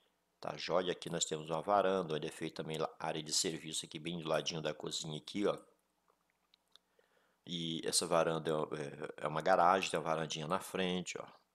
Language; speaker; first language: Portuguese; native; Portuguese